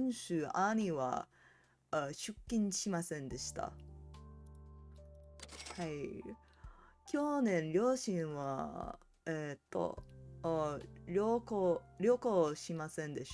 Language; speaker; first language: Japanese; non-native, learner; English